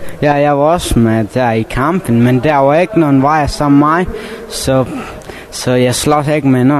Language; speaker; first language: Danish; non-native, learner; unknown